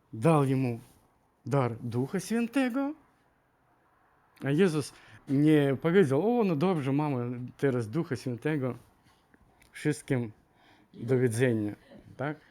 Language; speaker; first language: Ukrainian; non-native, learner; Russian